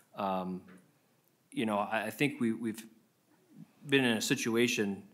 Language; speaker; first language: English; native; English